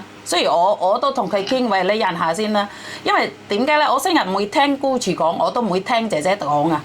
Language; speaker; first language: Cantonese; non-native, fluent; Indonesian